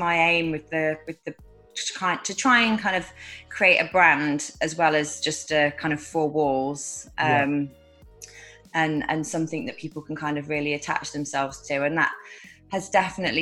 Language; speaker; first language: English; native; English